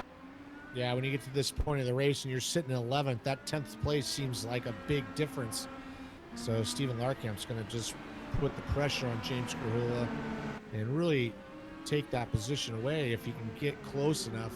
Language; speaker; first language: English; native; English